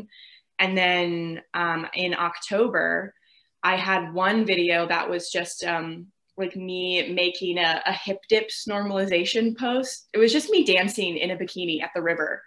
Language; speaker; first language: English; native; English